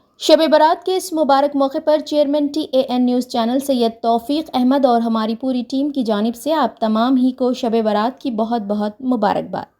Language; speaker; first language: Urdu; native; Urdu